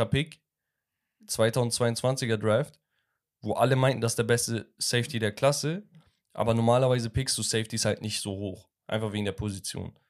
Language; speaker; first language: German; early bilingual, other home language; Turkish